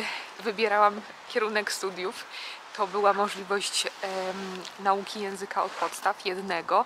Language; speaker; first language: Polish; native; Polish